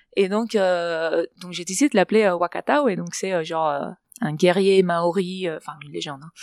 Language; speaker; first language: French; non-native, fluent; Catalan